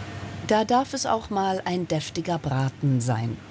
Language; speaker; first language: German; native; German